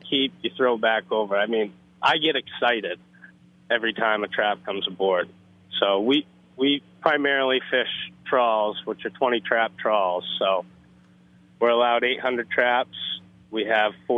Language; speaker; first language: English; native; English